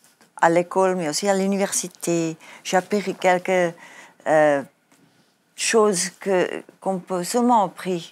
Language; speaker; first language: French; non-native, learner; Afrikaans